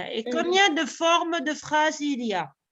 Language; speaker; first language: French; non-native, local second language; Arabic